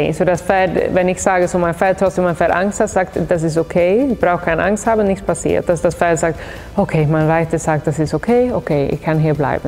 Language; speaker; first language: German; non-native, fluent; Swedish